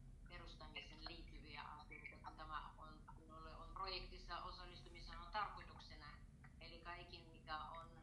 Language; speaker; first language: Finnish; non-native, learner; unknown